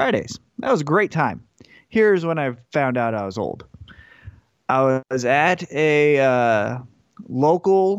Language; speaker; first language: English; native; English